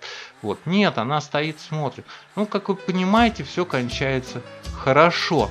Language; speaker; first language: Russian; native; Russian